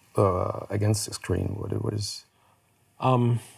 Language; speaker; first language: English; non-native, fluent; German